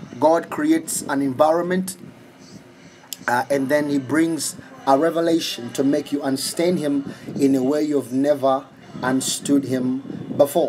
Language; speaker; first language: English; non-native, local second language; Swahili